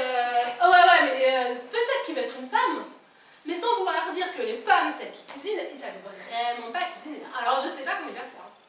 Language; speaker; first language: French; native; French